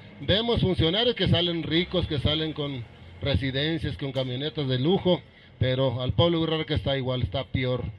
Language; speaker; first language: Spanish; non-native, local second language; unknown